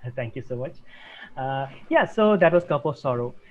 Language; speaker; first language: English; non-native, local second language; Assamese